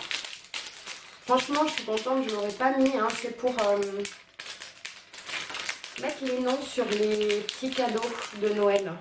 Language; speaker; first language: French; native; French